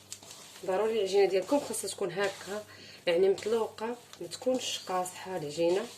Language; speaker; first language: Arabic; native; Arabic